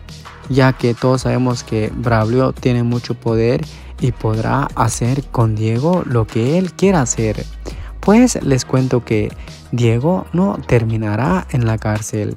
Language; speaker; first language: Spanish; native; Spanish